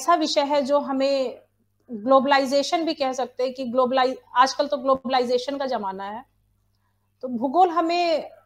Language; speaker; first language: Hindi; native; Hindi